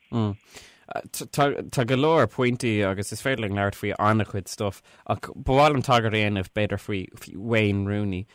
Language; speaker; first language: Irish; non-native, local second language; English